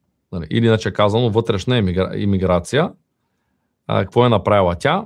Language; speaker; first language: Bulgarian; native; Bulgarian